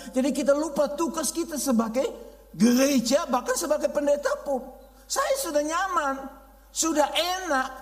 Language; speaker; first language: Indonesian; non-native, fluent; Dutch